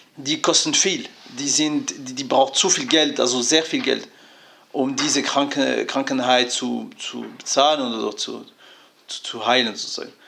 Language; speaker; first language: German; non-native, fluent; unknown